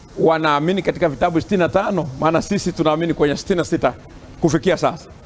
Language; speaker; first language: Swahili; non-native, local second language; Gusii